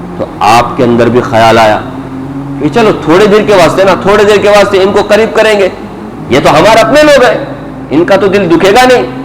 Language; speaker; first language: Urdu; native; Urdu